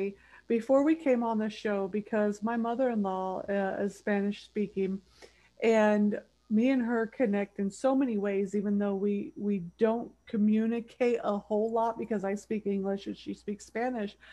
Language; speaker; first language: English; native; English